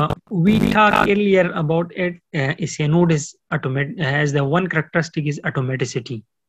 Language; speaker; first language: English; non-native, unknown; Pashto